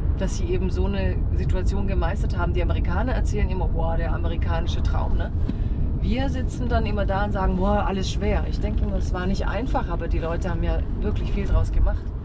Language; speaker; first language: German; early bilingual, other home language; Croatian